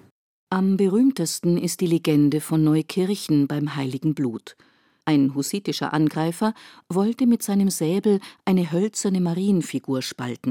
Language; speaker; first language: German; native; German